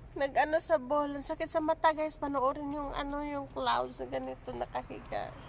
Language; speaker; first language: Filipino; native; Filipino